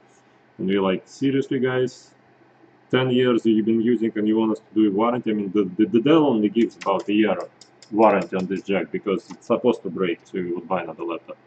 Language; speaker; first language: English; non-native, fluent; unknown